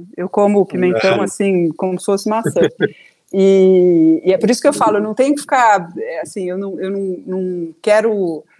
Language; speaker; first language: Portuguese; native; Portuguese